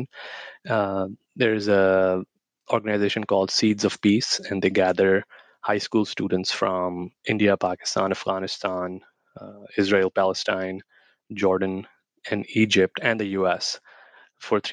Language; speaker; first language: English; non-native, local second language; Urdu